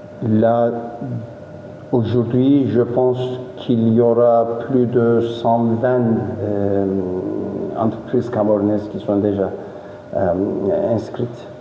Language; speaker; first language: French; non-native, fluent; Turkish